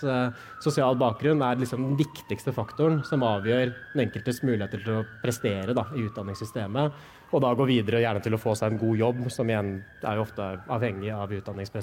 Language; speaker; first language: Norwegian; native; Norwegian